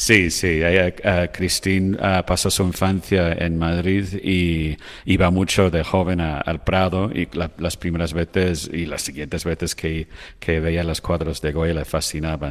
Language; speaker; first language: Spanish; non-native, fluent; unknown